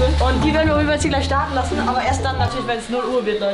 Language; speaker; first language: German; native; German